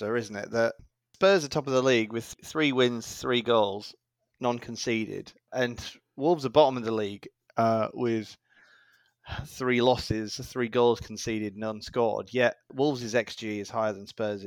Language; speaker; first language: English; native; English